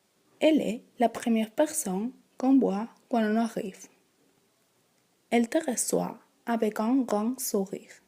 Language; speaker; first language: French; non-native, learner; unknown